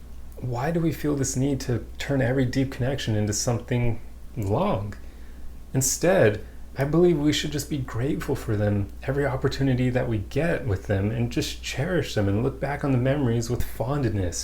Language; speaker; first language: English; native; English